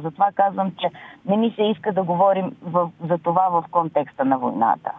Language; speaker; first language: Bulgarian; native; Bulgarian